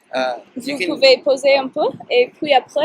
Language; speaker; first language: French; non-native, learner; English